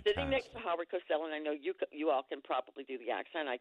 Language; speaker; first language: English; native; English